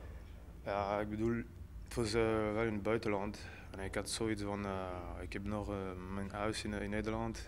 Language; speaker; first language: Dutch; non-native, fluent; French